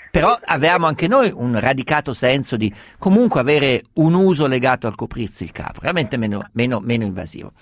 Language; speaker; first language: Italian; native; Italian